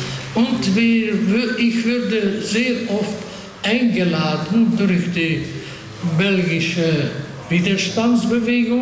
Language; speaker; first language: German; non-native, fluent; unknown